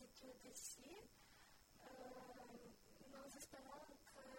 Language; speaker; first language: French; non-native, learner; Ukrainian